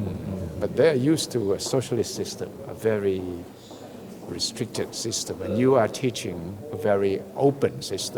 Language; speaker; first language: English; non-native, fluent; Thai